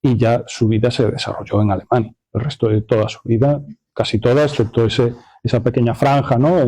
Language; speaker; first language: Spanish; non-native, local second language; Galician